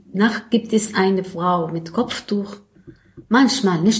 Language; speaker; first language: German; non-native, learner; Arabic